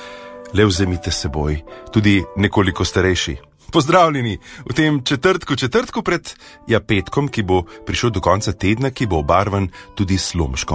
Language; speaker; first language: Slovenian; native; Slovenian